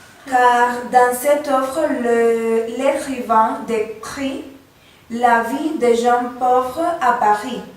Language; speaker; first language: French; non-native, learner; Spanish